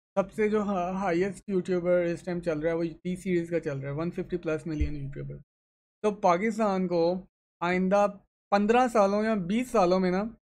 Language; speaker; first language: Urdu; native; Urdu